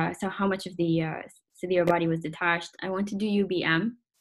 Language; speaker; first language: English; non-native, fluent; Arabic